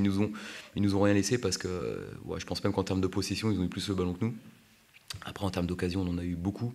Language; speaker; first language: French; native; French